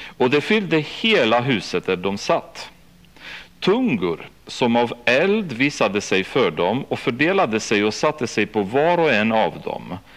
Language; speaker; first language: Swedish; native; Swedish